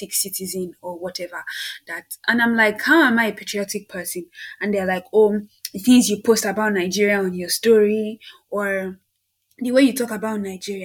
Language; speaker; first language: English; non-native, local second language; Yoruba